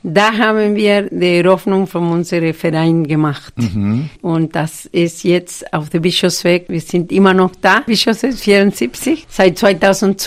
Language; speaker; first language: German; non-native, fluent; Spanish